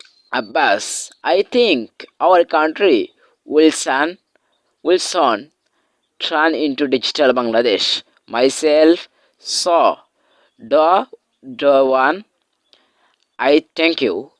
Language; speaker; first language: English; non-native, local second language; Bangla